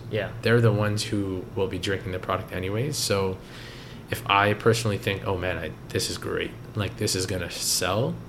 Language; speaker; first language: English; native; English